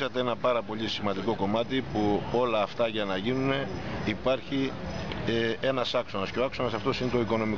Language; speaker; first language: Greek; native; Greek